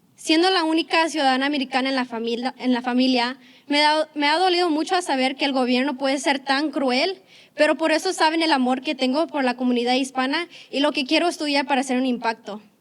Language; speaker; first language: Spanish; early bilingual, heritage; Spanish